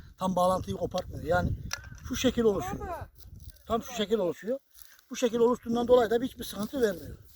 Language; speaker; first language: Turkish; native; Turkish